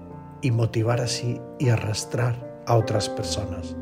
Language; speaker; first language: Spanish; native; Spanish